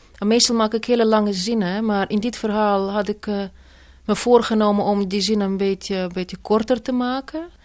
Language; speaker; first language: Dutch; non-native, fluent; Russian